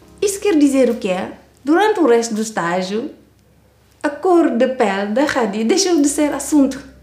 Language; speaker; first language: Portuguese; non-native, fluent; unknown